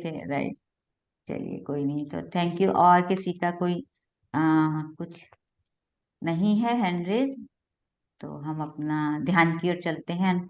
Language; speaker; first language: Hindi; native; Hindi